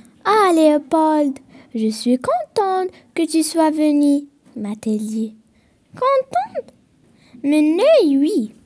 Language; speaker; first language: French; non-native, local second language; Arabic